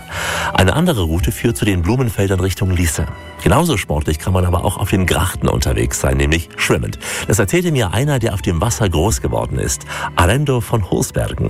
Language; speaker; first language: German; native; German